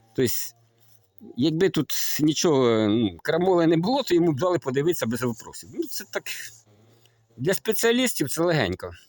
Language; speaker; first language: Ukrainian; native; Ukrainian